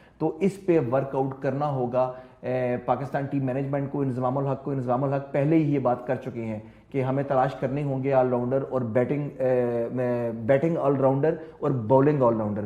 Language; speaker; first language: Urdu; native; Urdu